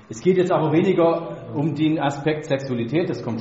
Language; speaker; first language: German; native; German